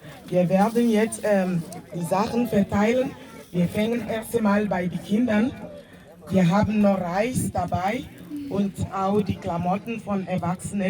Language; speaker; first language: German; non-native, fluent; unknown